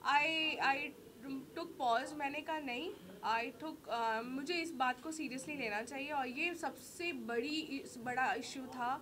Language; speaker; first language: Hindi; native; Hindi